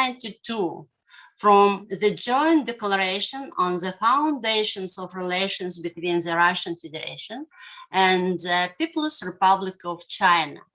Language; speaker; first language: English; non-native, learner; Russian